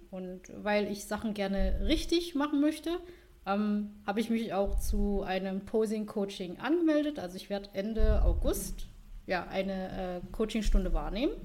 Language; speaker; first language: German; non-native, fluent; Vietnamese